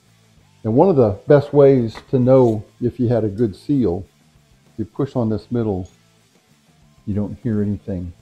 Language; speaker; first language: English; native; English